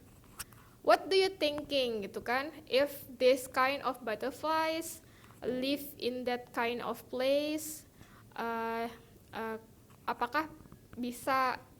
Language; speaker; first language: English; non-native, local second language; Indonesian